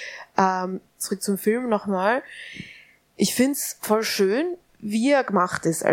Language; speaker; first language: German; native; German